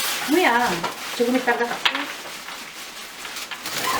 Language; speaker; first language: Korean; non-native, learner; Filipino